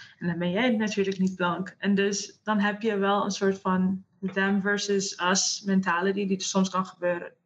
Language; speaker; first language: Dutch; native; Dutch